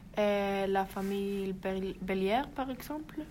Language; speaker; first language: French; non-native, learner; Norwegian